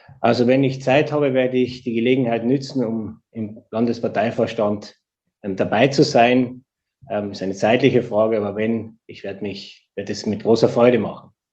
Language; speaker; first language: German; native; German